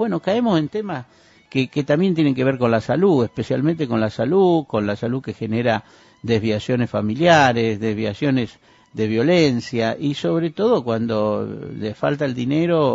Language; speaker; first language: Spanish; native; Spanish